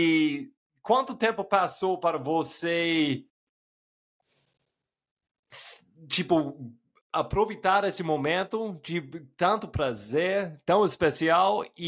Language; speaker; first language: Portuguese; non-native, fluent; English